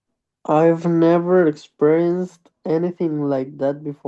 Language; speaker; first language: English; non-native, learner; Spanish